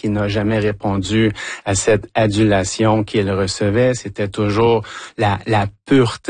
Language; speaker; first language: French; native; French